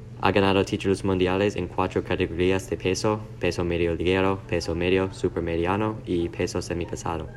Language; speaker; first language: Spanish; non-native, learner; English